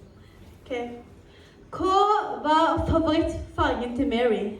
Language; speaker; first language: Norwegian; early bilingual, other home language; Hakha Chin